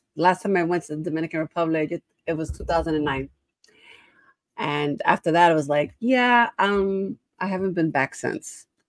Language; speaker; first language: English; early bilingual, other home language; Spanish